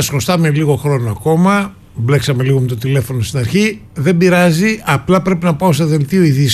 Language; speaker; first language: Greek; native; Greek